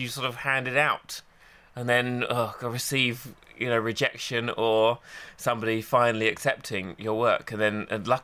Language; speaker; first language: English; native; English